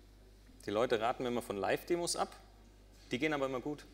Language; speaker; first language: German; native; German